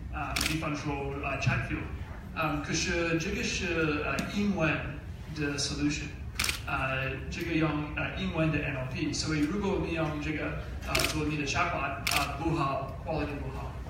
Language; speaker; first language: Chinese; non-native, learner; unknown